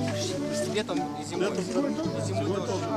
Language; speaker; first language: Russian; non-native, local second language; Kyrgyz